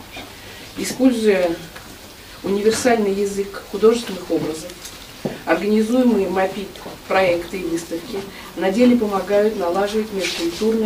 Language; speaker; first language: Russian; native; Russian